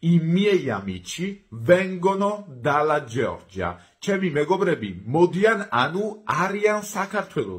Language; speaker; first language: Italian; non-native, fluent; Georgian